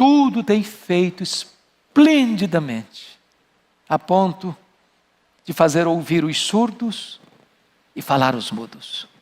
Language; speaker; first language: Portuguese; native; Portuguese